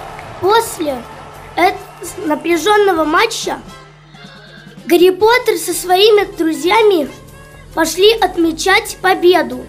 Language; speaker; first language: Russian; native; Russian